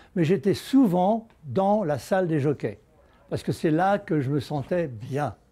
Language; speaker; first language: French; native; French